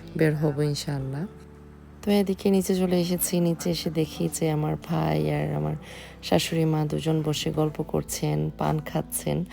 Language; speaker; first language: Bangla; native; Bangla